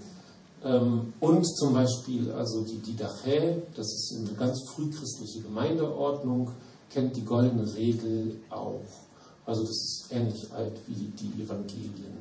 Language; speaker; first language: German; native; German